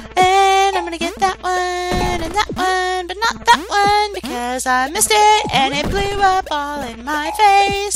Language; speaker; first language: English; native; English